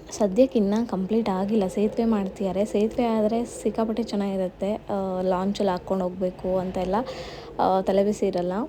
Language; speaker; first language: Kannada; non-native, local second language; Marathi